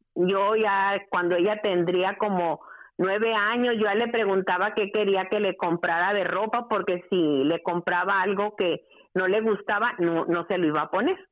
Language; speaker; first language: Spanish; native; Spanish